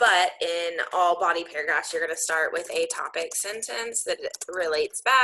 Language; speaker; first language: English; native; English